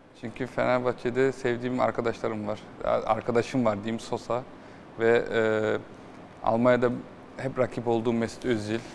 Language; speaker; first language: Turkish; early bilingual, heritage; Turkish